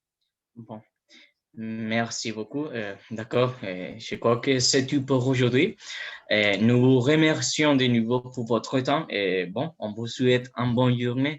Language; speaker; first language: French; non-native, learner; Spanish